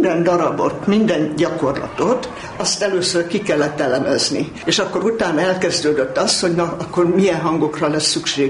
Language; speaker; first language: Hungarian; native; Hungarian